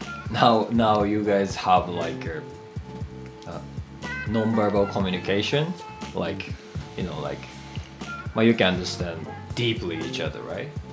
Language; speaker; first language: English; non-native, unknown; Japanese